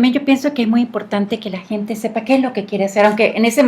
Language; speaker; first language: Spanish; native; Spanish